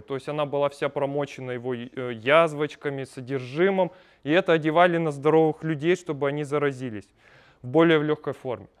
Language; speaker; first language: Russian; native; Russian